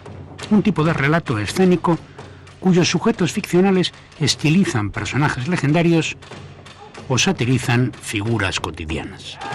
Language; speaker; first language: Spanish; native; Spanish